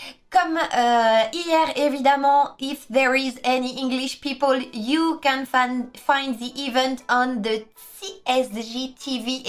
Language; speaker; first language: English; non-native, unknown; French